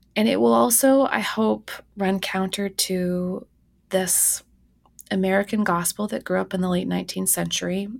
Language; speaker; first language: English; native; English